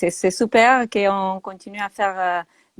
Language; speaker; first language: French; non-native, fluent; Spanish